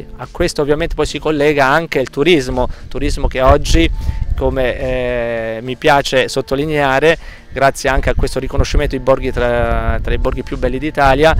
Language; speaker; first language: Italian; native; Italian